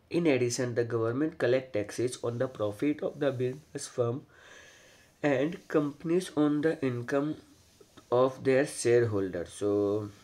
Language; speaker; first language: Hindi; non-native, local second language; Gujarati